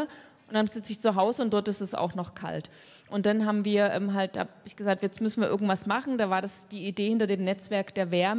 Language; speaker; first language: German; native; German